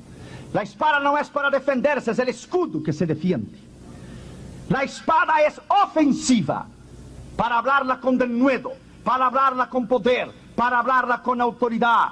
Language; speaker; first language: Spanish; non-native, fluent; Portuguese